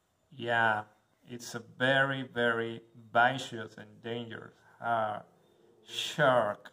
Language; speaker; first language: English; non-native, learner; Spanish